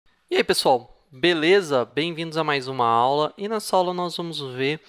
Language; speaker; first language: Portuguese; native; Portuguese